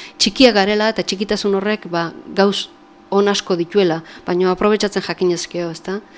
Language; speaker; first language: Basque; native; Basque